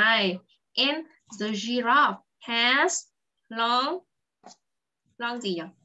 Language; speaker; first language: English; non-native, fluent; Vietnamese